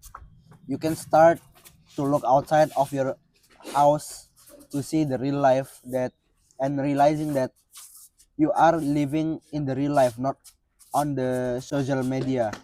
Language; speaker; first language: English; non-native, fluent; Indonesian